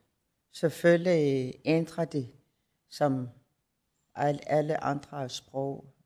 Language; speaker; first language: Danish; non-native, local second language; Kalaallisut